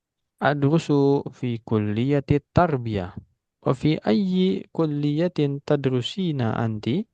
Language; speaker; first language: Arabic; non-native, fluent; Indonesian